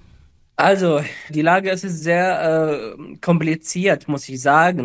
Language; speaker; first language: German; non-native, fluent; Arabic